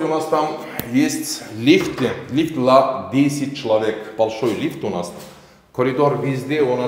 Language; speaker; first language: Russian; non-native, learner; Turkish